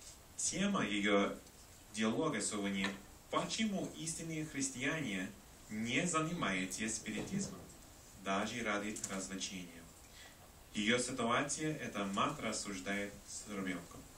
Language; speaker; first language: Russian; non-native, learner; English